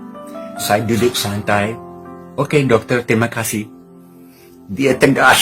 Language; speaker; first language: Indonesian; non-native, fluent; English